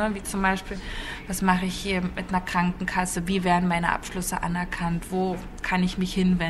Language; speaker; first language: German; native; German